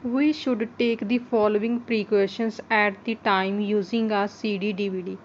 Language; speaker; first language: English; non-native, local second language; Punjabi